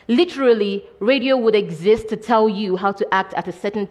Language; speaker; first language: English; non-native, local second language; Igbo